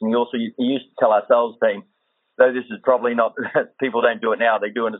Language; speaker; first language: English; native; English